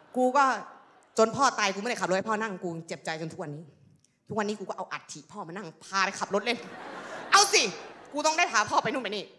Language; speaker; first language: Thai; native; Thai